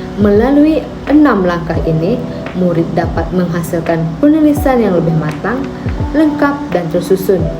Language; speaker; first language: Malay; non-native, local second language; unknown